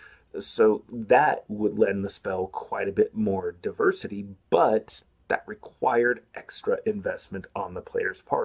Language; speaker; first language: English; native; English